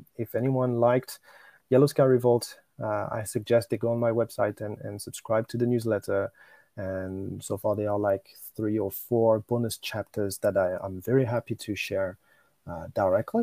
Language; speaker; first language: English; non-native, fluent; French